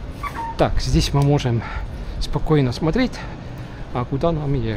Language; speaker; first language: Russian; non-native, local second language; Estonian